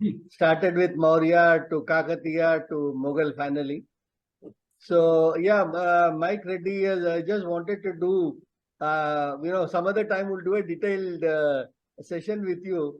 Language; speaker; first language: English; non-native, local second language; Telugu